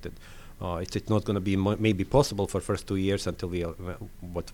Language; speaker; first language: English; non-native, fluent; French